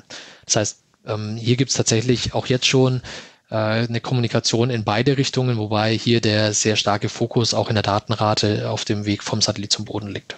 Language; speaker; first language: German; native; German